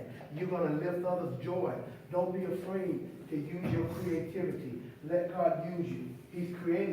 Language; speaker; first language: English; native; English